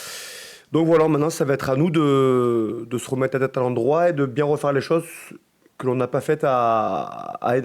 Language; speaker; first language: French; native; French